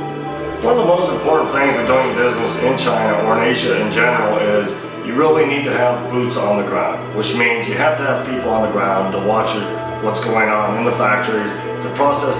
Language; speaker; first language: English; native; English